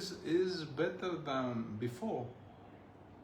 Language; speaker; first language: English; non-native, learner; Spanish